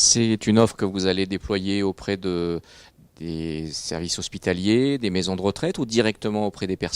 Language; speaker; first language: French; native; French